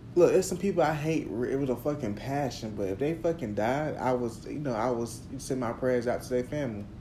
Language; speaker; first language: English; native; English